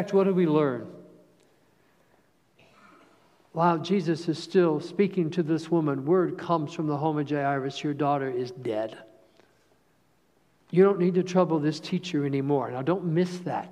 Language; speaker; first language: English; native; English